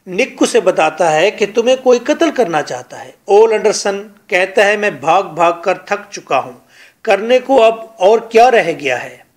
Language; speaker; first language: Urdu; non-native, local second language; Punjabi